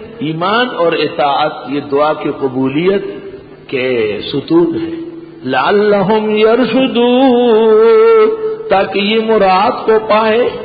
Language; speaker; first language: Urdu; non-native, local second language; Pashto